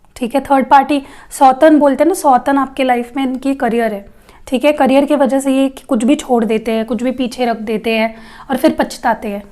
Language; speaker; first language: Hindi; non-native, local second language; Marathi